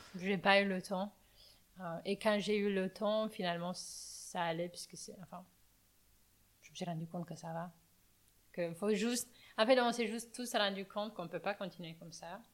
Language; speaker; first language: French; non-native, fluent; Romanian